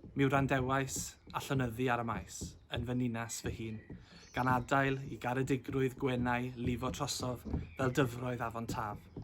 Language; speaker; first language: Welsh; native; Welsh